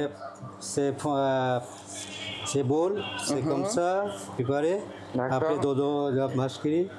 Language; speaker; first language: French; non-native, learner; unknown